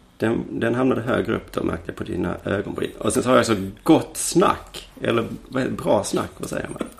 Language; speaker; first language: Swedish; native; Swedish